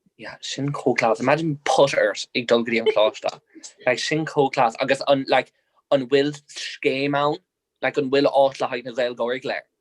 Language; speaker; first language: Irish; non-native, local second language; English